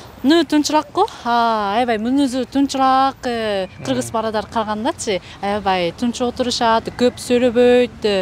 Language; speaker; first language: Kyrgyz; non-native, fluent; Japanese